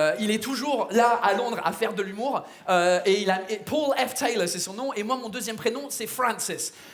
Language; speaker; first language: French; non-native, fluent; English